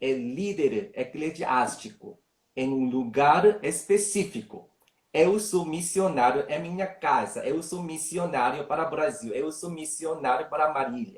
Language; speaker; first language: Portuguese; non-native, learner; Korean